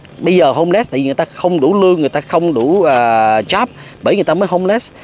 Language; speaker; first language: Vietnamese; early bilingual, other home language; English